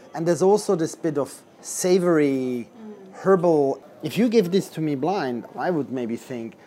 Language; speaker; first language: English; non-native, fluent; Swiss German